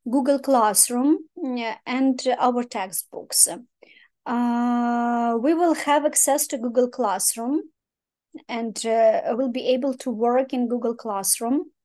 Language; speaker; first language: English; non-native, fluent; Ukrainian